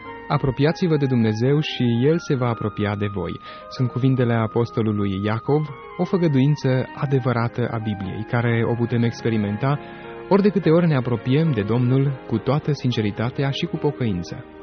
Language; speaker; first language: Romanian; native; Romanian